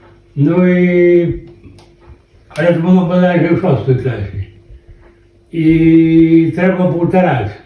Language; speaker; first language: Polish; non-native, local second language; Belarusian